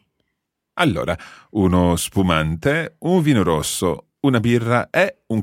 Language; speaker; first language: Italian; non-native, fluent; English